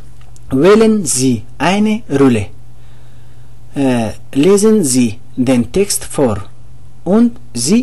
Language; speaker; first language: German; non-native, learner; Pashto